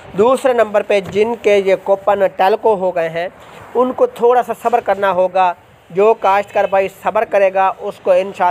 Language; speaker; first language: Urdu; native; Urdu